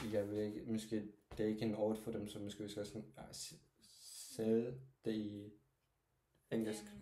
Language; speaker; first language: Danish; non-native, learner; Turkish